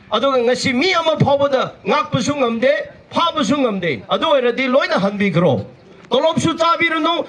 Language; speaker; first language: Manipuri; non-native, local second language; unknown